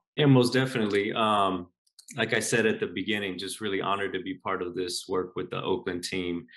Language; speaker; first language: English; native; English